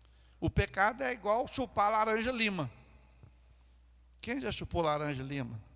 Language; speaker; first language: Portuguese; native; Portuguese